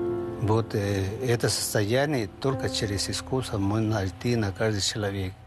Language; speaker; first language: Russian; non-native, learner; Spanish